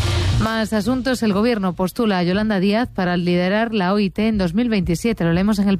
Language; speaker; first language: Spanish; native; Spanish